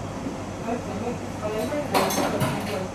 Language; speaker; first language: French; native; French